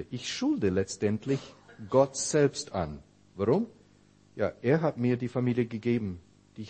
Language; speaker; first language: German; non-native, fluent; English